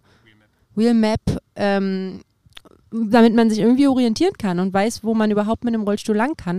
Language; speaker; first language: German; native; German